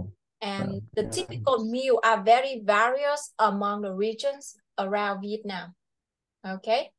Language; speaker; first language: English; non-native, fluent; Vietnamese